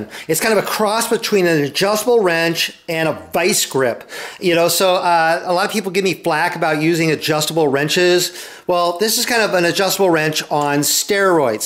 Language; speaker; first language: English; native; English